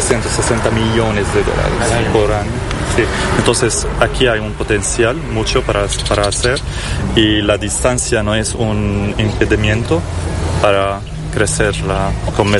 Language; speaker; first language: Spanish; non-native, fluent; Arabic